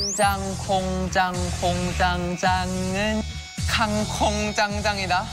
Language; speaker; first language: Korean; non-native, fluent; Thai